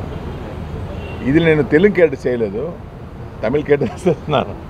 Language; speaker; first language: Telugu; non-native, learner; Tamil